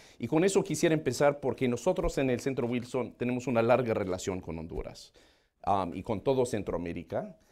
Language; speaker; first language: Spanish; non-native, fluent; English